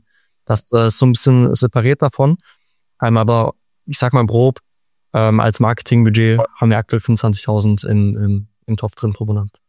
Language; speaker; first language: German; native; German